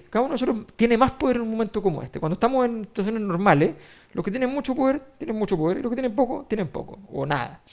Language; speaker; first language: Spanish; native; Spanish